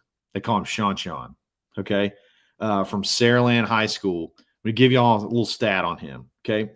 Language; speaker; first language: English; native; English